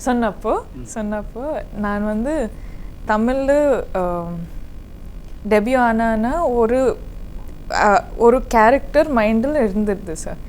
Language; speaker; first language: Tamil; non-native, learner; Kannada